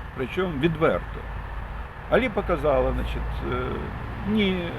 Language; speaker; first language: Ukrainian; non-native, fluent; Russian